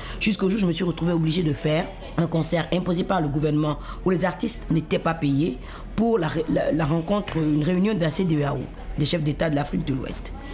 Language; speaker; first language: French; non-native, local second language; Fon